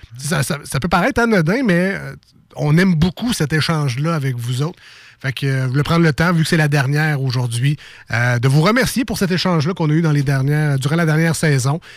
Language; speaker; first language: French; native; French